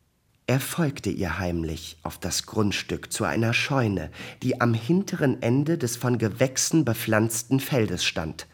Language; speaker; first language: German; native; German